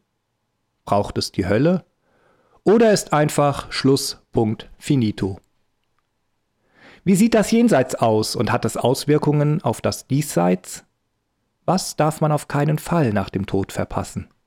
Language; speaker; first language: German; native; German